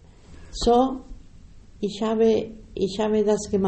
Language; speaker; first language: German; non-native, learner; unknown